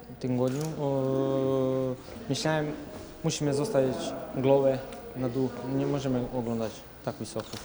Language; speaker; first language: Polish; non-native, learner; Serbian